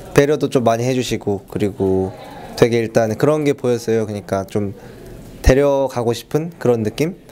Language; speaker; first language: Korean; native; Korean